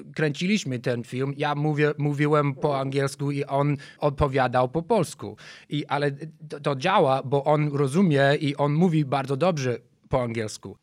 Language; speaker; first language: Polish; non-native, fluent; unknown